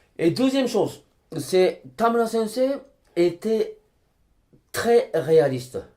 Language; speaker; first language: French; non-native, fluent; Japanese